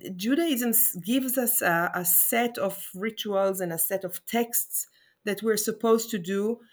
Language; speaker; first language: English; non-native, fluent; Hebrew